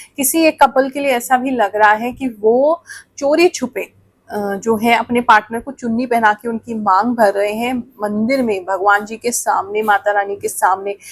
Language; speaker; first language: Hindi; native; Hindi